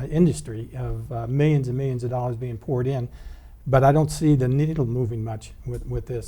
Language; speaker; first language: English; native; English